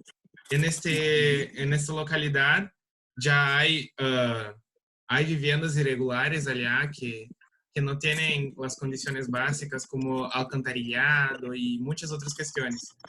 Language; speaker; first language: Spanish; non-native, learner; Portuguese